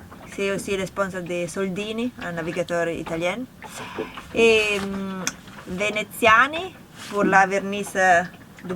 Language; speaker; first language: French; non-native, learner; Italian